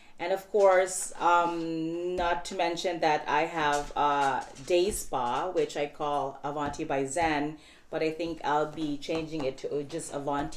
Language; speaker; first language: English; non-native, local second language; Cebuano